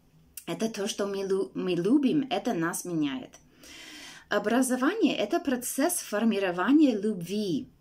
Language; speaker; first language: Russian; non-native, fluent; English